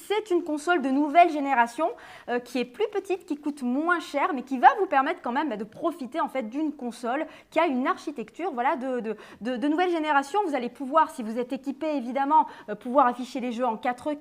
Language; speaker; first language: French; native; French